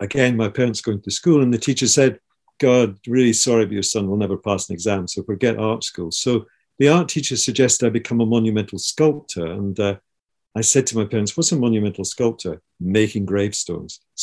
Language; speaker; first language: English; native; English